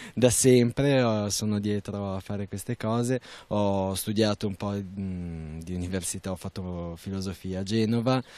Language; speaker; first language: Italian; native; Italian